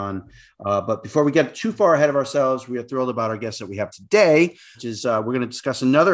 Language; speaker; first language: English; native; English